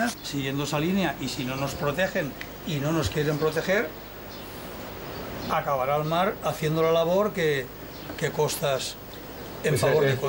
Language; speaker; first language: Spanish; native; Spanish